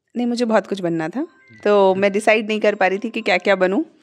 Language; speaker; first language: Hindi; native; Hindi